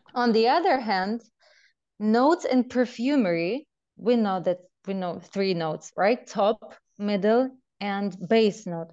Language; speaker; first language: English; non-native, fluent; Russian